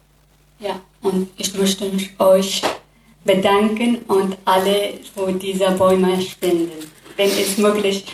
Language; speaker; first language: German; non-native, learner; Kurdish